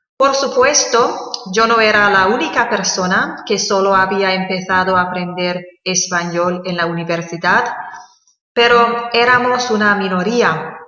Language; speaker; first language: Spanish; non-native, fluent; English